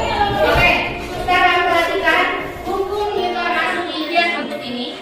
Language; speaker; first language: Indonesian; native; Indonesian